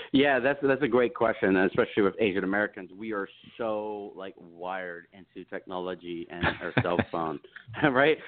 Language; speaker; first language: English; native; English